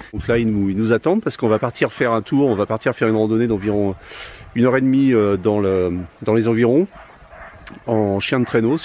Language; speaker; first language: French; native; French